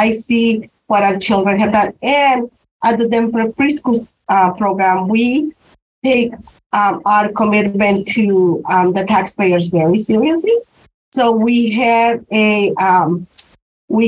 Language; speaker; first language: English; non-native, fluent; Spanish